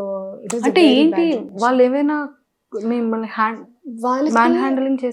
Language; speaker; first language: Telugu; native; Telugu